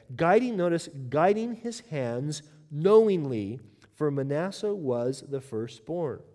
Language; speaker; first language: English; native; English